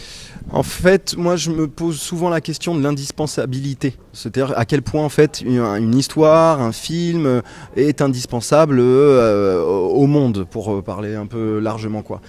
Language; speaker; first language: French; native; French